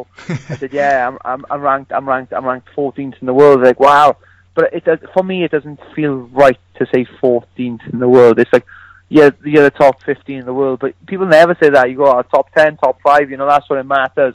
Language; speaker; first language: English; native; English